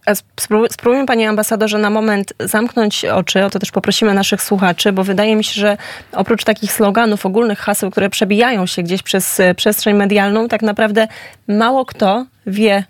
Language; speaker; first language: Polish; native; Polish